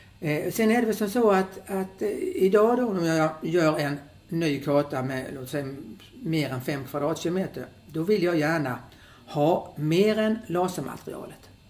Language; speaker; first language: Swedish; native; Swedish